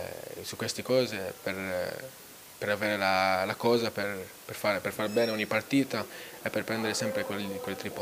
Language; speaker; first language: Italian; non-native, fluent; Maltese